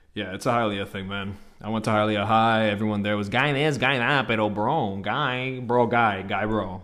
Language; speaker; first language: English; native; English